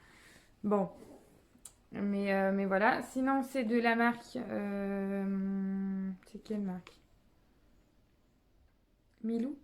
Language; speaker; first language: French; native; French